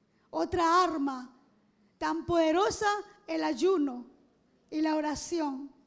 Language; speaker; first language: Spanish; native; Spanish